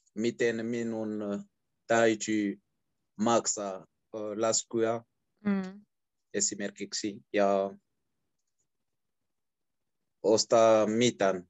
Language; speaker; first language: Finnish; non-native, learner; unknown